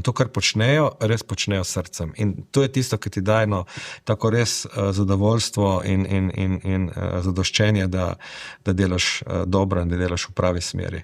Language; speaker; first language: Slovenian; native; Slovenian